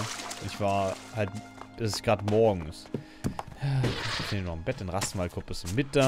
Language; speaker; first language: German; native; German